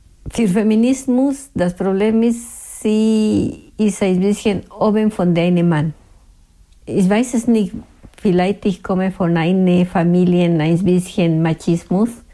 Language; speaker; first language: German; non-native, learner; Spanish